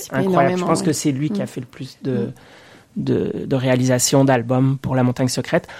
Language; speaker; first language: French; native; French